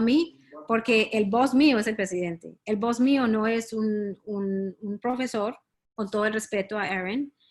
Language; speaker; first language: Spanish; early bilingual, heritage; Spanish